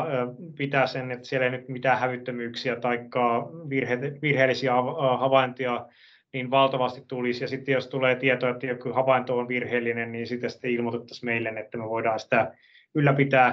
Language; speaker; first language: Finnish; native; Finnish